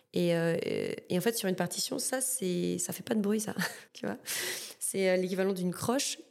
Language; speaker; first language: French; native; French